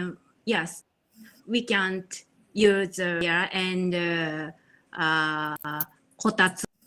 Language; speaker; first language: English; non-native, learner; Japanese